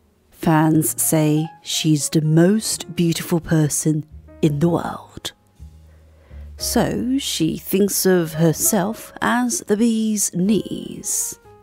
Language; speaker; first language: English; non-native, fluent; Korean